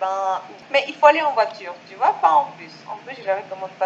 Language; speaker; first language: French; non-native, fluent; Spanish